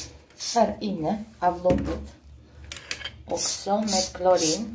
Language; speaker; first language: Swedish; non-native, learner; Russian